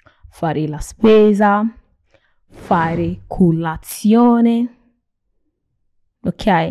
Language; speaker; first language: Italian; non-native, fluent; Nigerian Pidgin